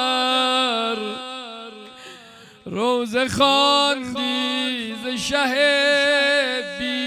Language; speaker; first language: Persian; native; Persian